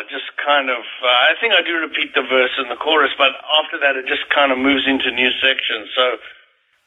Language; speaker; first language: English; native; English